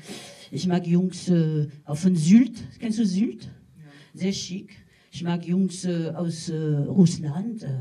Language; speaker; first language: German; non-native, fluent; French